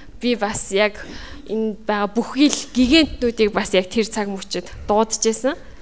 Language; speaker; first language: Mongolian; native; Mongolian